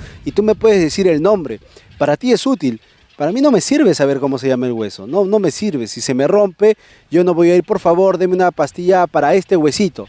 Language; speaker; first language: Spanish; native; Spanish